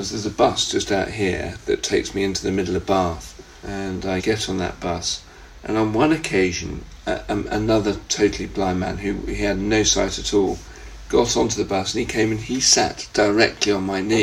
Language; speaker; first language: English; native; English